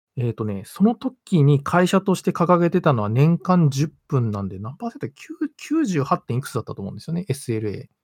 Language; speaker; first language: Japanese; native; Japanese